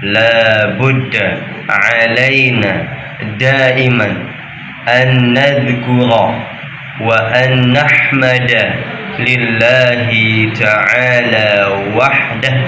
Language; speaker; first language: Arabic; non-native, fluent; Indonesian